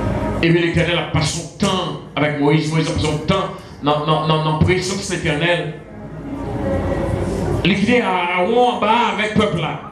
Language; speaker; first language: French; non-native, local second language; Haitian Creole